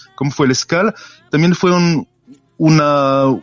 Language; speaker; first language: Spanish; non-native, learner; French